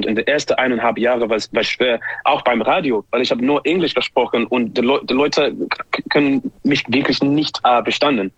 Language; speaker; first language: German; non-native, learner; English